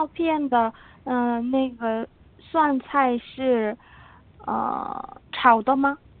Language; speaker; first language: Chinese; non-native, learner; Korean